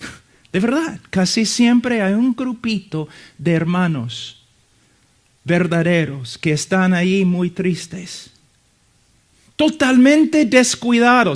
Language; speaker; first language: Spanish; non-native, fluent; English